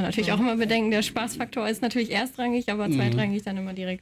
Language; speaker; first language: German; native; German